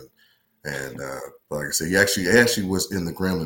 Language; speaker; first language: English; native; English